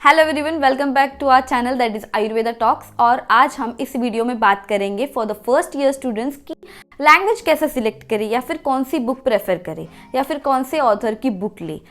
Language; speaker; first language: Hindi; non-native, local second language; Marathi